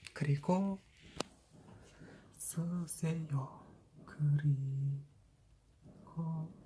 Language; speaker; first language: Korean; non-native, fluent; Kazakh